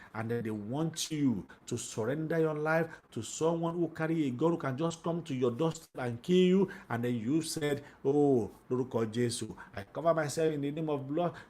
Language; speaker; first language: English; non-native, local second language; Yoruba